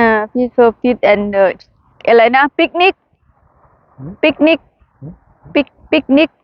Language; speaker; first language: English; non-native, learner; Thai